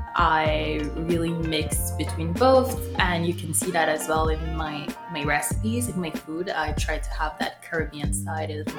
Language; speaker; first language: English; early bilingual, other home language; Haitian Creole